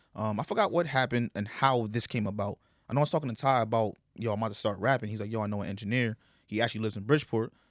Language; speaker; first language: English; early bilingual, other home language; Yoruba